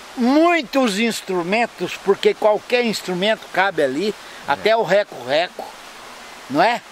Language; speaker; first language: Portuguese; native; Portuguese